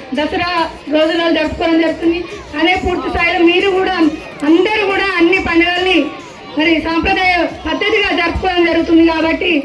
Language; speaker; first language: Telugu; native; Telugu